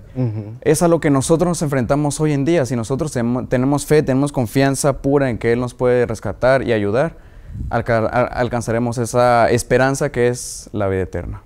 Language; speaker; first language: Spanish; native; Spanish